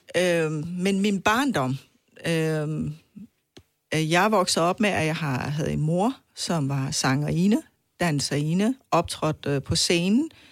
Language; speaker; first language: Danish; non-native, fluent; Persian